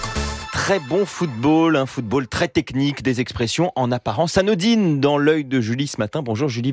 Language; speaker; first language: French; native; French